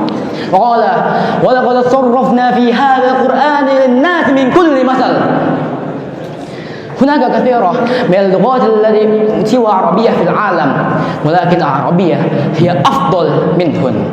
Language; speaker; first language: Arabic; non-native, learner; Indonesian